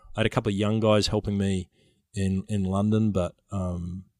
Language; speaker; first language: English; native; English